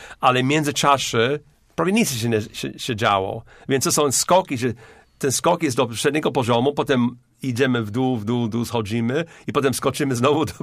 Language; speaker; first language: Polish; non-native, fluent; English